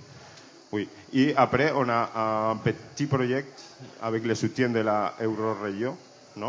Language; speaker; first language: French; non-native, learner; Spanish